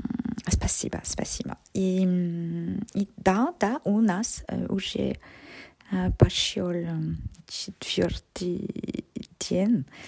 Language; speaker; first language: Russian; non-native, learner; French